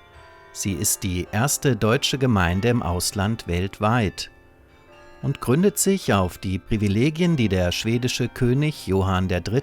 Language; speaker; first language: German; native; German